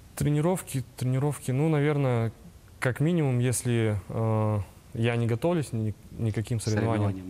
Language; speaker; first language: Russian; native; Russian